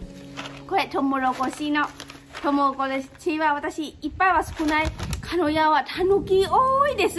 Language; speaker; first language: Japanese; non-native, local second language; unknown